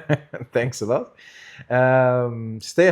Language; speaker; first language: English; non-native, fluent; German